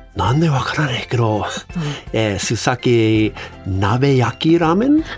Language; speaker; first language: Japanese; non-native, learner; English